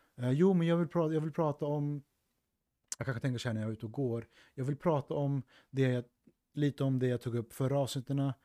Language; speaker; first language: Swedish; native; Swedish